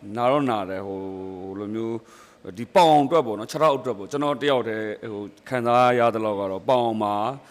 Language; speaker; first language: Burmese; native; Burmese